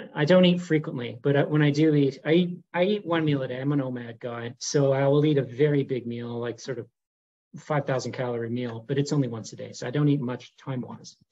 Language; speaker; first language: English; native; English